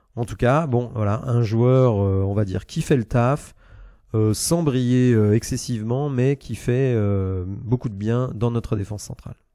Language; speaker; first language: French; native; French